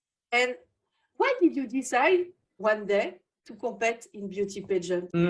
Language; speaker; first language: English; non-native, learner; French